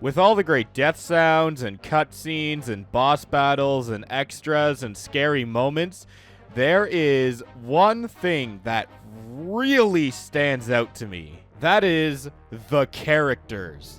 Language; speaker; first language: English; native; English